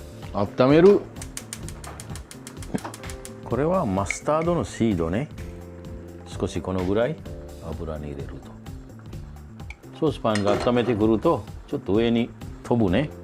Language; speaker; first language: Japanese; non-native, fluent; Sinhala